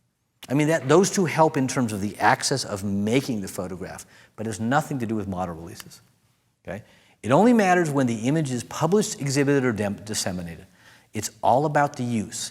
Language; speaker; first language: English; native; English